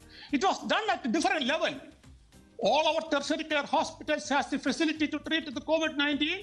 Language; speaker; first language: English; non-native, local second language; Malayalam